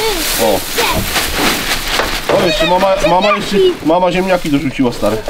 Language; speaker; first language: Polish; native; Polish